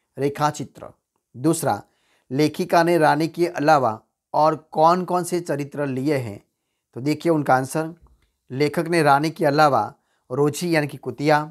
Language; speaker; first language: Hindi; non-native, local second language; Gujarati